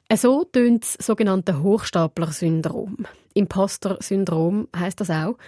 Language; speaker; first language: German; native; German